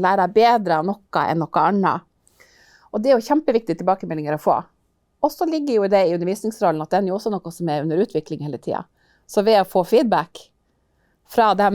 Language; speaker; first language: Norwegian; native; Norwegian